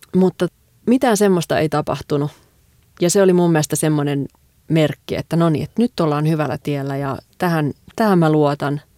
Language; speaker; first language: Finnish; native; Finnish